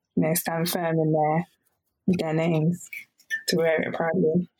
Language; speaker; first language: English; native; English